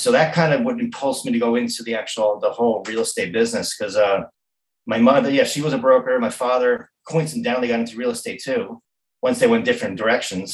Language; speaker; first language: English; native; English